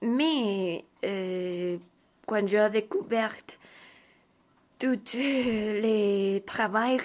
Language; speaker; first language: French; non-native, learner; Spanish